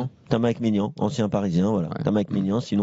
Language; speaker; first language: French; native; French